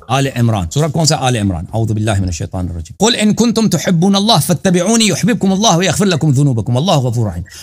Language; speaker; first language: Urdu; non-native, local second language; Punjabi